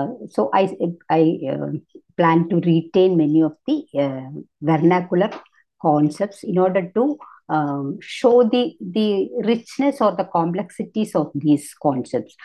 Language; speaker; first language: English; non-native, local second language; Malayalam